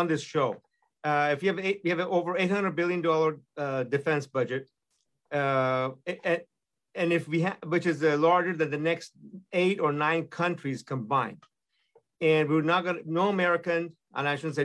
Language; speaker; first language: English; non-native, fluent; Persian